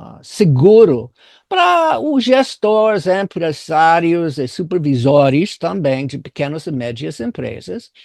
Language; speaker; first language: Portuguese; non-native, fluent; English